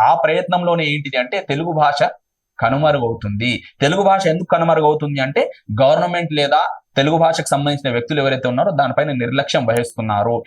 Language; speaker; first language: Telugu; non-native, local second language; Urdu